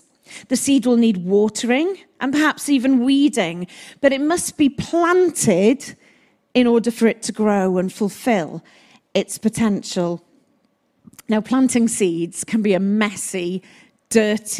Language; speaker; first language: English; native; English